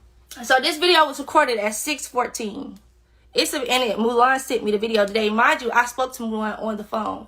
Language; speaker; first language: English; native; English